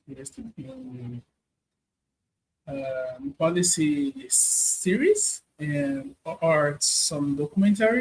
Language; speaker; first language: English; non-native, learner; Portuguese